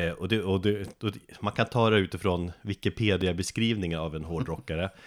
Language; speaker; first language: Swedish; native; Swedish